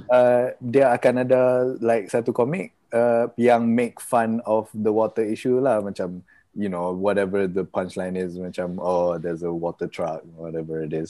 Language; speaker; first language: English; non-native, local second language; Malay